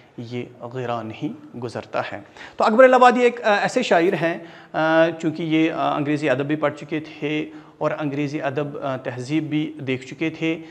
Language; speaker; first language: Urdu; non-native, local second language; Kashmiri